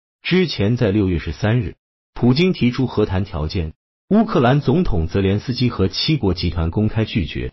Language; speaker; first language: Chinese; native; Chinese